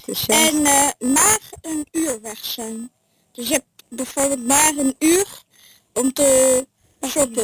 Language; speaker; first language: Dutch; early bilingual, heritage; Dutch